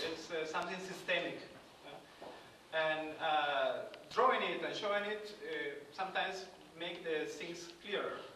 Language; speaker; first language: English; non-native, fluent; Spanish